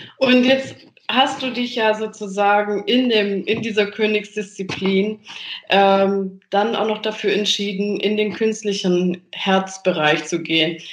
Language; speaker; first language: German; early bilingual, other home language; Italian